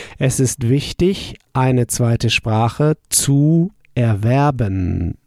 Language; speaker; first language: German; non-native, fluent; English